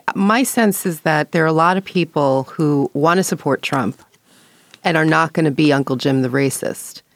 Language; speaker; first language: English; native; English